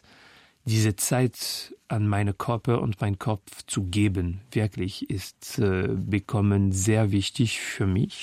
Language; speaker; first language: German; non-native, learner; French